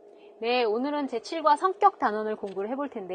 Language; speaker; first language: Korean; native; Korean